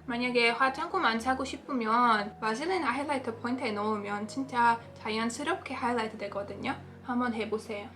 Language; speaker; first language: Korean; non-native, fluent; Latvian